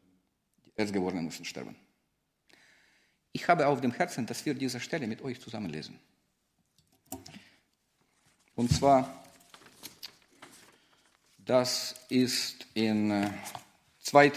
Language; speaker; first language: German; non-native, fluent; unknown